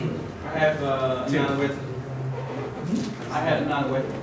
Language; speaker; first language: English; non-native, learner; Vietnamese